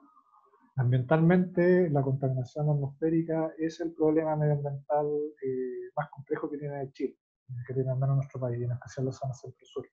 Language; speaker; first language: Spanish; native; Spanish